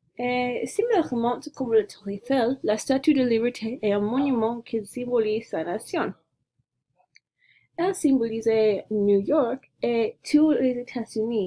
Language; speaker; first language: French; non-native, learner; English